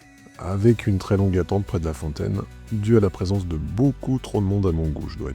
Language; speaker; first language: French; native; French